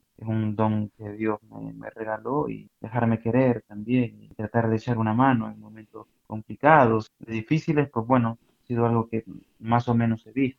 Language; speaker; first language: Spanish; native; Spanish